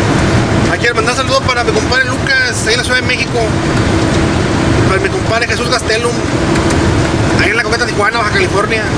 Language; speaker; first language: Spanish; native; Spanish